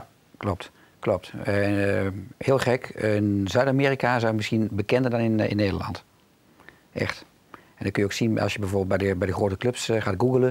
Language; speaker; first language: Dutch; native; Dutch